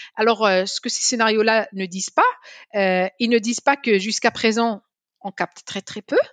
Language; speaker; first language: French; non-native, local second language; Arabic